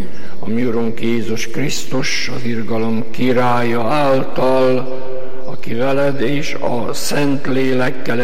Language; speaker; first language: Hungarian; native; Hungarian